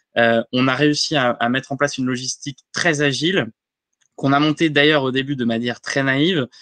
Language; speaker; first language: French; native; French